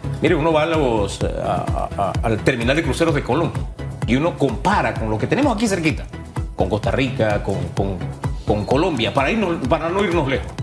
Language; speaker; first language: Spanish; native; Spanish